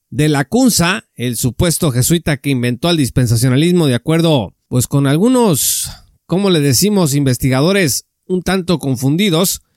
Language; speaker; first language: Spanish; native; Spanish